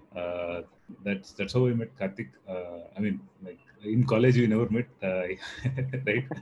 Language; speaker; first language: English; non-native, local second language; Telugu